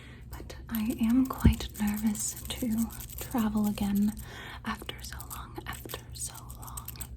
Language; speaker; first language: English; early bilingual, other home language; Spanish